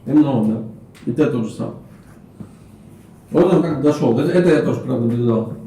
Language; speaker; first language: Russian; native; Russian